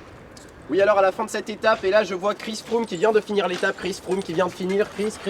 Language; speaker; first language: French; native; French